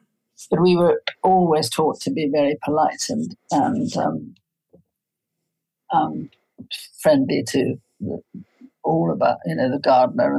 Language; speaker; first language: English; native; English